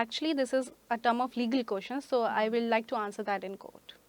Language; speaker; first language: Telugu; non-native, learner; Hindi